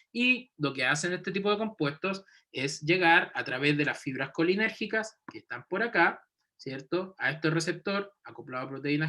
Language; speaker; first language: Spanish; native; Spanish